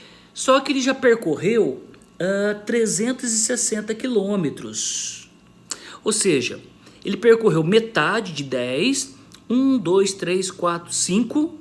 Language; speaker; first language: Portuguese; native; Portuguese